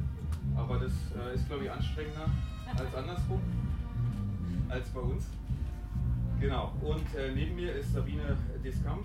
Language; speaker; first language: German; native; German